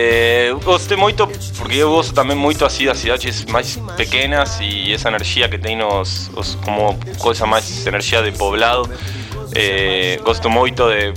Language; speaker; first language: Portuguese; non-native, fluent; Spanish